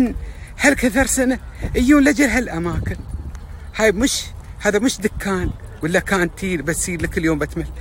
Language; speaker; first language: Arabic; native; Arabic